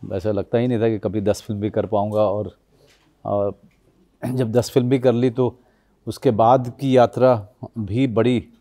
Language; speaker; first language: Hindi; native; Hindi